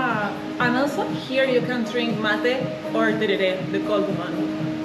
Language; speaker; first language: English; non-native, fluent; Spanish